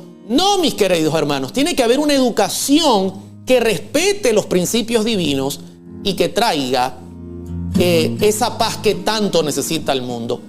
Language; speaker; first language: Spanish; native; Spanish